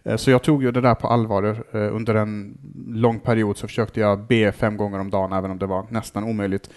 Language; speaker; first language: Swedish; early bilingual, other home language; Arabic